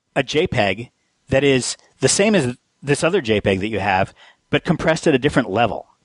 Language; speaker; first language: English; native; English